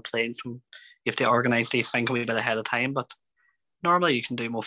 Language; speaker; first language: English; native; English